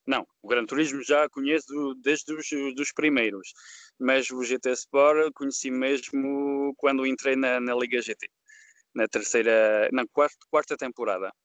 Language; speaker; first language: Portuguese; early bilingual, heritage; Portuguese